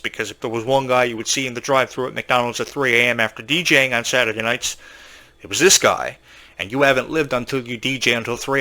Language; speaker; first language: English; native; English